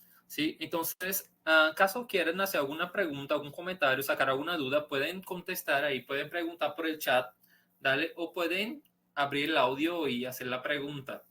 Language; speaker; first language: Spanish; non-native, fluent; Portuguese